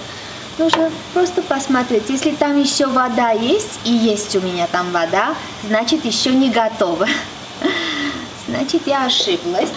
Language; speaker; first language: Russian; non-native, fluent; Armenian